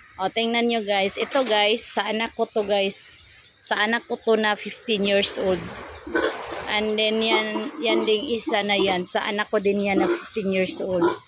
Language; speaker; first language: Filipino; native; Filipino